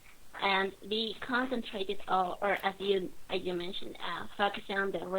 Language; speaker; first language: English; non-native, learner; Spanish